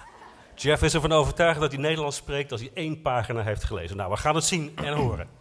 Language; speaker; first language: Dutch; native; Dutch